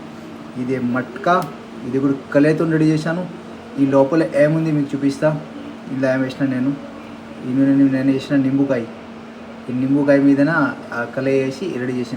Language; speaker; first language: Telugu; non-native, local second language; Hindi